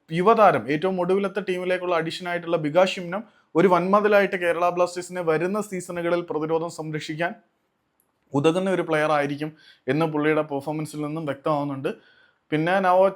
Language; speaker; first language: Malayalam; native; Malayalam